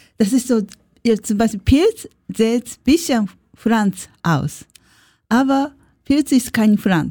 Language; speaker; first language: German; non-native, learner; Japanese